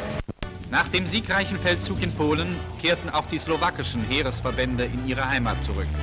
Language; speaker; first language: German; native; German